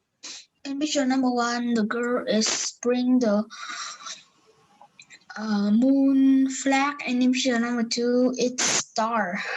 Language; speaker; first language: English; non-native, learner; Vietnamese